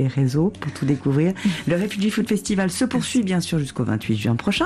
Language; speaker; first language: French; native; French